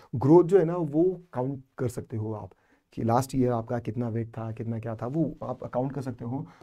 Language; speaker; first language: Hindi; non-native, local second language; Marathi